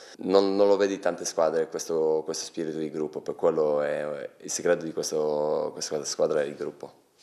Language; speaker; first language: Italian; non-native, fluent; Albanian